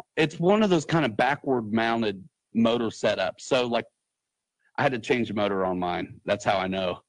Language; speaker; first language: English; native; English